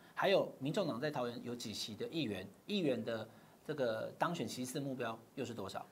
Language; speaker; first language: Chinese; native; Chinese